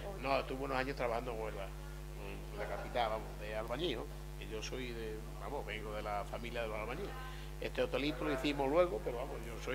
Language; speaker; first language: Spanish; native; Spanish